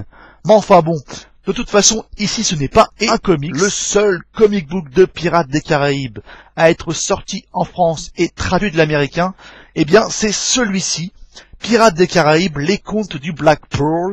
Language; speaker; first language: French; native; French